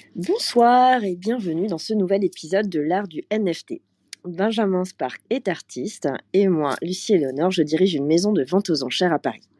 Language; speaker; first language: French; native; French